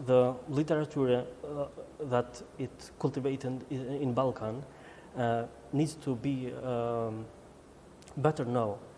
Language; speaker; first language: English; non-native, learner; Albanian